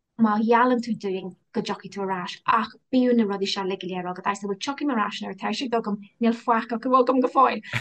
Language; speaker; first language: Irish; non-native, local second language; English